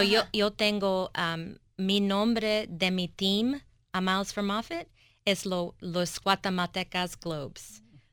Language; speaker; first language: Spanish; early bilingual, heritage; English